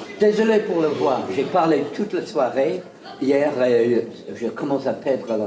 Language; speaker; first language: French; non-native, fluent; English